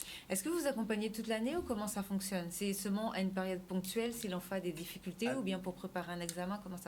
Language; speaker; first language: French; native; French